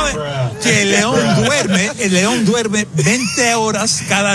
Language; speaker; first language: Spanish; non-native, learner; English